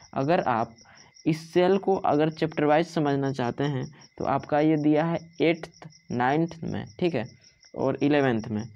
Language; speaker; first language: Hindi; native; Hindi